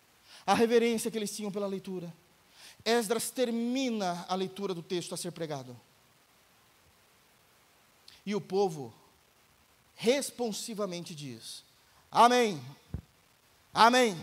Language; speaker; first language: Portuguese; native; Portuguese